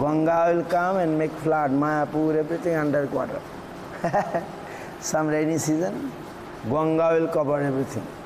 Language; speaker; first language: English; non-native, local second language; Bangla